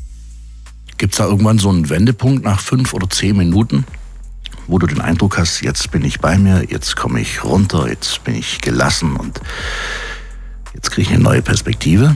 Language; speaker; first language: German; native; German